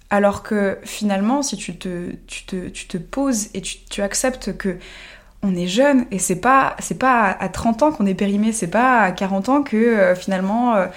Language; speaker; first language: French; native; French